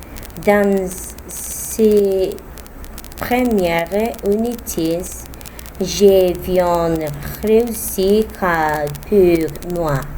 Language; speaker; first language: French; non-native, learner; Spanish